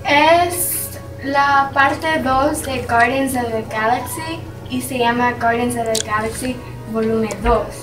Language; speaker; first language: Spanish; non-native, learner; English